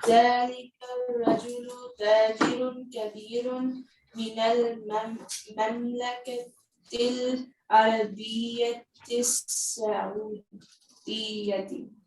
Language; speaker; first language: Arabic; non-native, learner; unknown